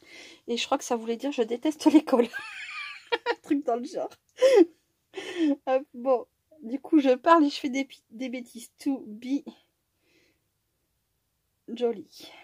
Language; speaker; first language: French; native; French